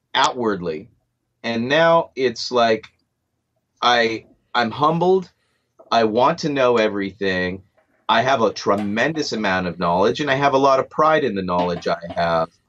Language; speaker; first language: English; native; English